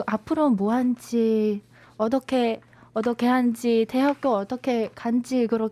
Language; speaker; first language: Korean; non-native, learner; Vietnamese